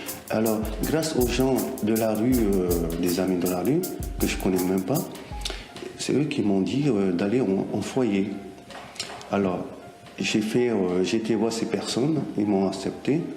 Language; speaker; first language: French; non-native, local second language; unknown